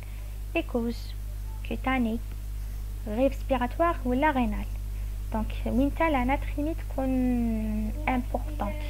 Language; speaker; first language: French; non-native, local second language; Arabic